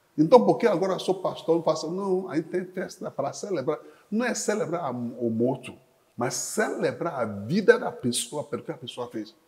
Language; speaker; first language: Portuguese; non-native, fluent; Yoruba